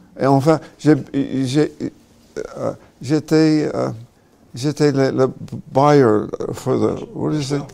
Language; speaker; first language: French; non-native, learner; English